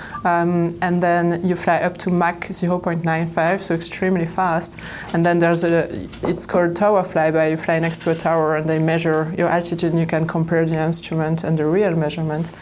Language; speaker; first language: English; non-native, fluent; French